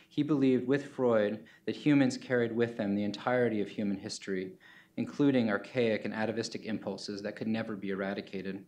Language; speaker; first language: English; native; English